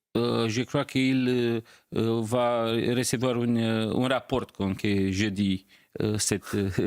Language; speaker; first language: French; non-native, fluent; Romanian